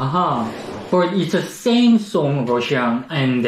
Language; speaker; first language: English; non-native, learner; Korean